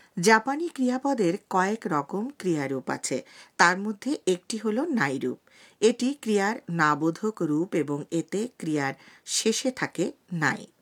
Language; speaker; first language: Bangla; native; Bangla